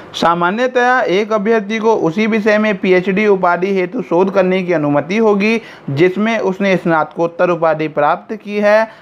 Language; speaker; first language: Hindi; native; Hindi